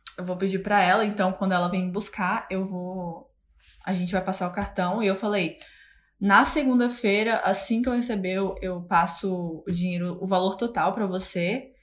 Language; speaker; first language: Portuguese; native; Portuguese